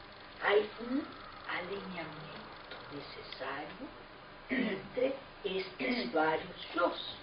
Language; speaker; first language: Spanish; non-native, fluent; Portuguese